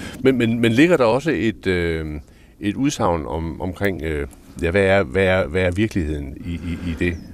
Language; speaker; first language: Danish; native; Danish